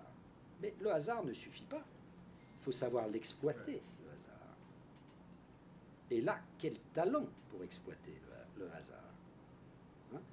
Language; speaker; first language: French; native; French